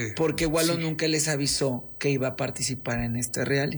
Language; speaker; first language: Spanish; native; Spanish